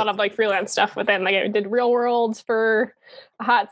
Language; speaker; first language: English; native; English